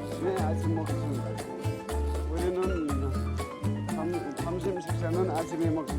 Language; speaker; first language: Korean; non-native, learner; Nepali